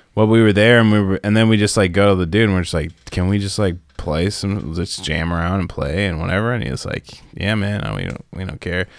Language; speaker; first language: English; native; English